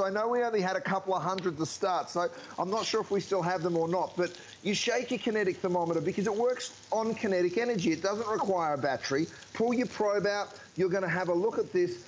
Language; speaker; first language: English; native; English